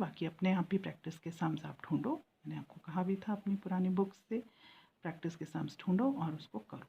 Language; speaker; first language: Hindi; native; Hindi